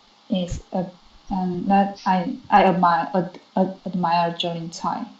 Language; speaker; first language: English; non-native, learner; Chinese